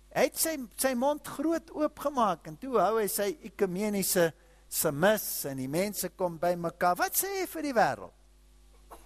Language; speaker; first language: Afrikaans; non-native, fluent; German